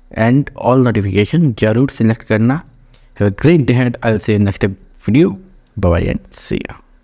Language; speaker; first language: Hindi; native; Hindi